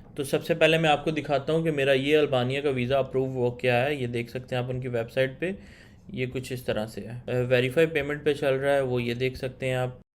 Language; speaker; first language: Urdu; non-native, local second language; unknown